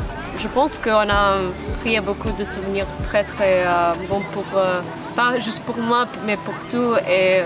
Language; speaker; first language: French; non-native, fluent; Maltese